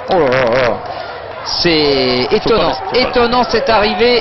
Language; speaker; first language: French; native; French